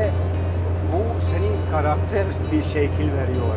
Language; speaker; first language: Turkish; non-native, fluent; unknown